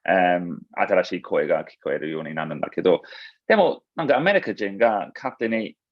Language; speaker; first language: Japanese; non-native, fluent; English